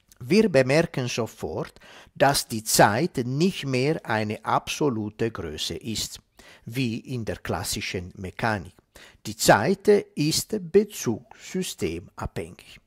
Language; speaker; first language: German; non-native, fluent; Italian